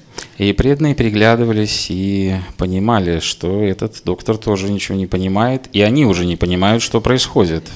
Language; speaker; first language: Russian; native; Russian